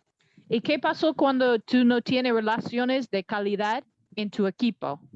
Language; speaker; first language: Spanish; non-native, learner; English